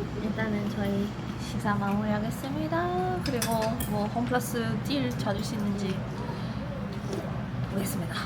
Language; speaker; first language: Korean; non-native, fluent; Swedish